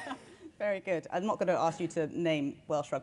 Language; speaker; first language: English; native; English